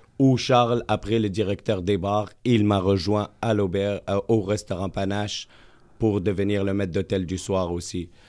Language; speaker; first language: French; non-native, local second language; Arabic